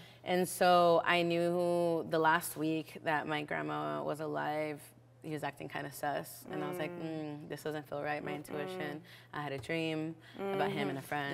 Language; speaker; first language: English; early bilingual, other home language; Spanish